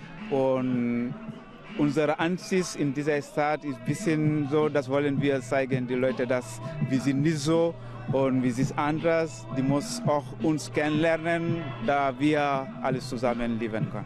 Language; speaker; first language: German; non-native, learner; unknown